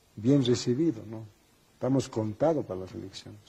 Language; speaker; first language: Spanish; native; Spanish